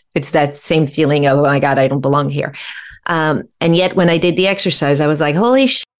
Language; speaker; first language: English; non-native, fluent; French